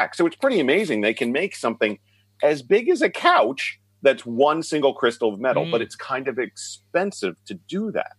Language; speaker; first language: English; native; English